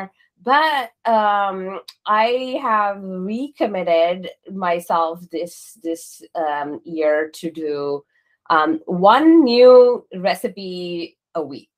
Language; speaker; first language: English; non-native, local second language; Kannada